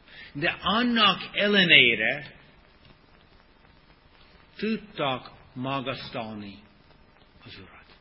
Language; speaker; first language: Hungarian; non-native, fluent; English